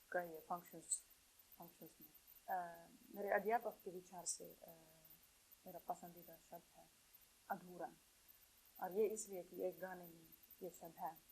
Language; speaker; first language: Hindi; non-native, fluent; Finnish